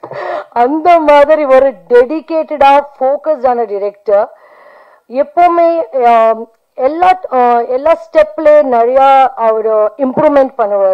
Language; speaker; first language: Tamil; non-native, learner; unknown